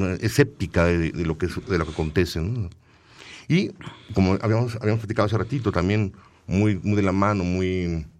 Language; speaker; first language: Spanish; native; Spanish